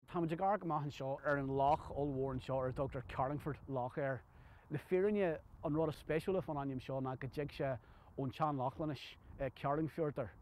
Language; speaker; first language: Irish; non-native, local second language; English